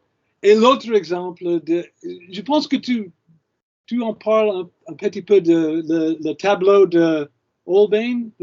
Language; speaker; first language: French; non-native, fluent; English